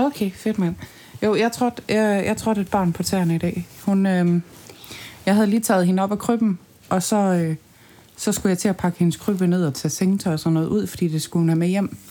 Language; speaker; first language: Danish; native; Danish